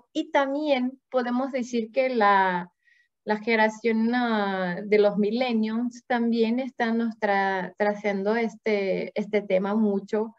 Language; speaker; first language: Spanish; non-native, fluent; Portuguese